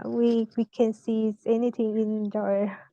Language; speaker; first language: English; non-native, learner; Vietnamese